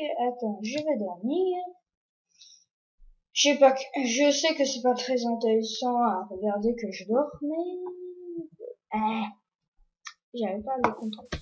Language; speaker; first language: French; non-native, learner; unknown